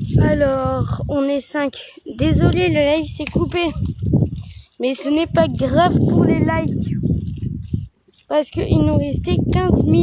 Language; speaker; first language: French; native; French